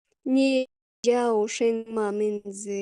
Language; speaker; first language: Chinese; non-native, learner; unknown